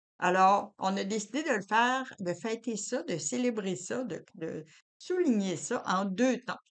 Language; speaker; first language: French; native; French